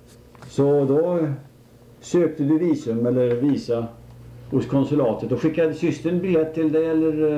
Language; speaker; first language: Swedish; native; Swedish